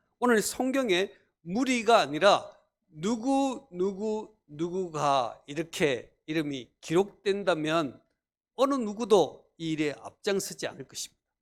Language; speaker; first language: Korean; native; Korean